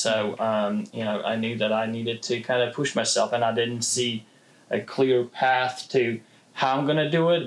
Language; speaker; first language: English; non-native, fluent; Ukrainian